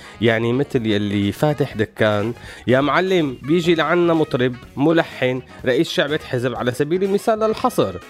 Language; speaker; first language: Arabic; native; Arabic